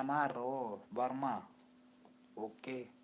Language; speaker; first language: English; non-native, learner; Hindi